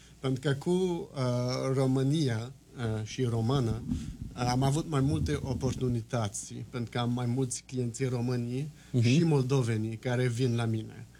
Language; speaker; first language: Romanian; non-native, fluent; French